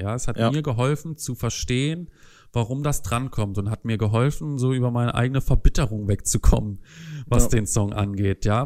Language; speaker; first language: German; native; German